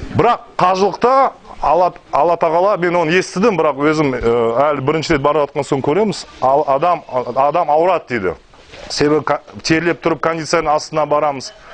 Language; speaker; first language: Kazakh; non-native, local second language; Russian